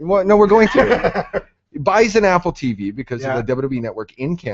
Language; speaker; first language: English; native; English